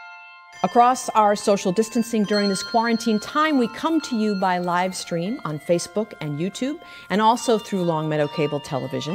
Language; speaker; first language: English; native; English